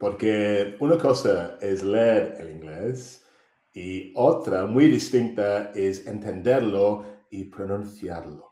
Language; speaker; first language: Spanish; non-native, fluent; English